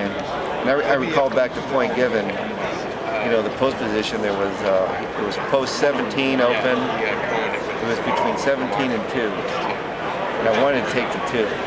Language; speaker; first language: English; native; English